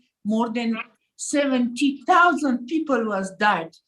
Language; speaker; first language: English; non-native, learner; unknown